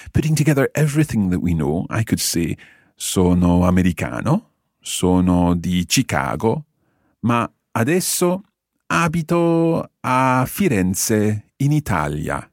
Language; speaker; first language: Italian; non-native, fluent; English